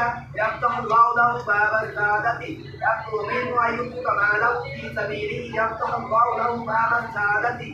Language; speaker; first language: Arabic; non-native, learner; Bangla